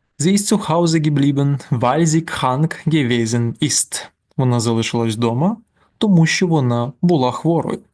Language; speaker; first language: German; non-native, fluent; Ukrainian